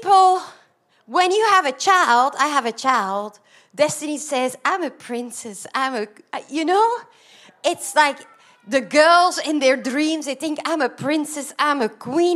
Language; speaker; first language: English; non-native, fluent; Dutch